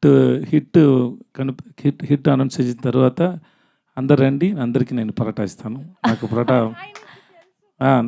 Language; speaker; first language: Telugu; non-native, learner; Tamil